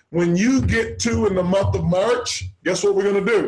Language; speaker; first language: English; native; English